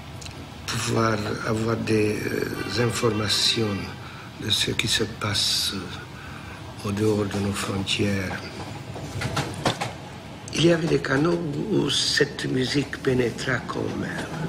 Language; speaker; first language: French; non-native, fluent; Hungarian